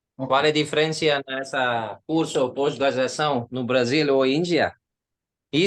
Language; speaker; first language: Portuguese; non-native, learner; Hindi